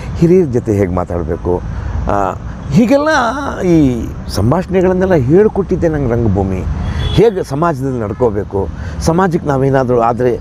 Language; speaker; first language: Kannada; non-native, local second language; Marathi